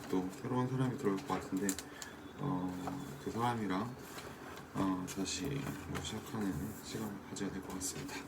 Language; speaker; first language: Korean; native; Korean